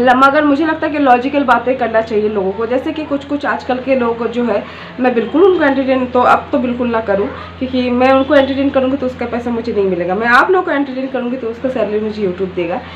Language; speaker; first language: Hindi; non-native, local second language; Bangla